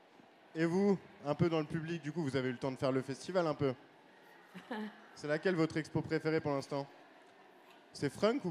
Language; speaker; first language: French; native; French